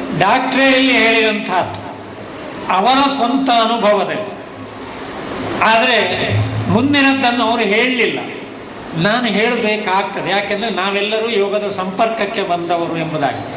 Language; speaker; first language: Kannada; non-native, local second language; Tulu